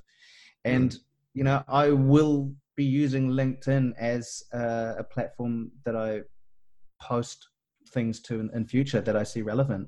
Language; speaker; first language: English; native; English